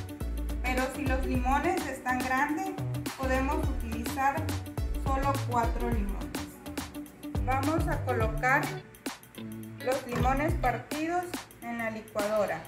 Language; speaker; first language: Spanish; native; Spanish